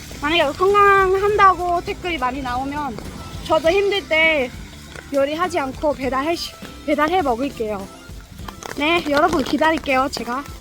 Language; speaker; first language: Korean; non-native, fluent; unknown